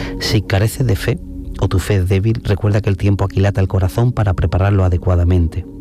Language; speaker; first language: Spanish; native; Spanish